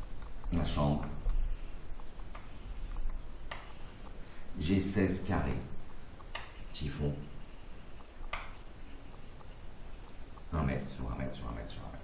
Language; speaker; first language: French; native; French